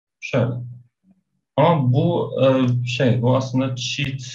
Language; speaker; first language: Turkish; non-native, fluent; Persian